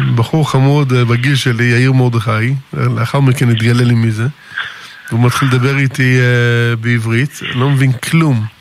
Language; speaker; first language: Hebrew; early bilingual, other home language; English